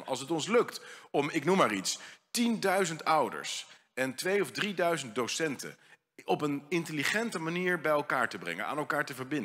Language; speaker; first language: Dutch; native; Dutch